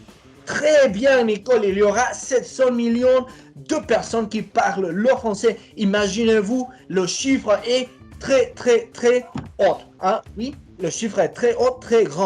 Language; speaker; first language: French; non-native, fluent; Spanish